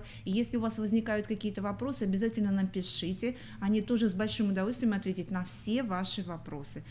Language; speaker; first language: Russian; native; Russian